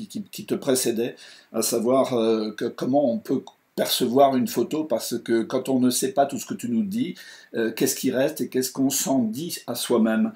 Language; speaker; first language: French; native; French